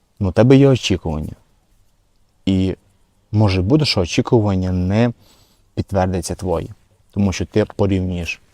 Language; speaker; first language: Ukrainian; non-native, local second language; Russian